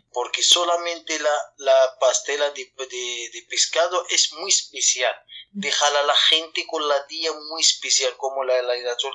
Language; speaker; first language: Spanish; non-native, learner; Arabic